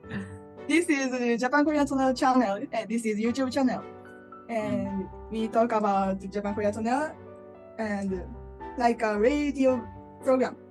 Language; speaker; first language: English; non-native, learner; Japanese